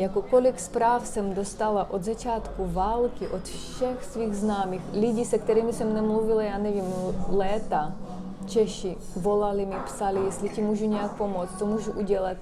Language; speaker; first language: Czech; non-native, fluent; Russian